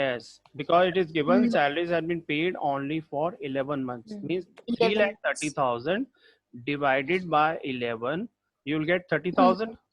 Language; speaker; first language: English; non-native, local second language; Hindi